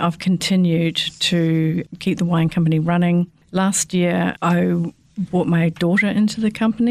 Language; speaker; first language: English; native; English